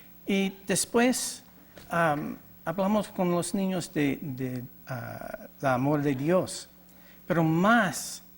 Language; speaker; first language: Spanish; non-native, learner; English